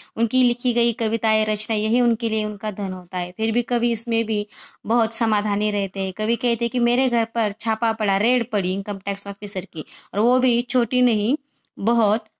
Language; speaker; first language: Hindi; non-native, local second language; Marathi